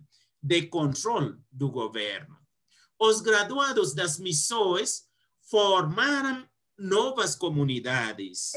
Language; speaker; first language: Portuguese; non-native, fluent; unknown